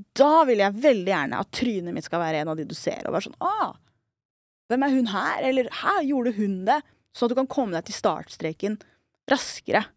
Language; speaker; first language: Norwegian; early bilingual, other home language; Somali